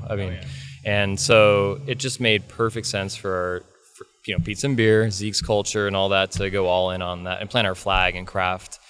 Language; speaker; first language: English; native; English